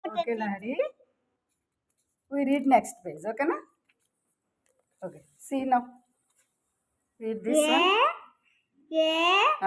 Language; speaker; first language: English; non-native, fluent; Telugu